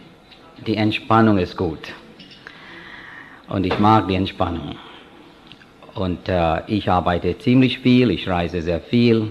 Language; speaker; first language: German; non-native, fluent; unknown